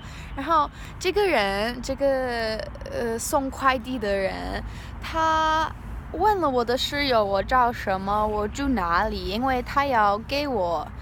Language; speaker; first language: Chinese; non-native, learner; English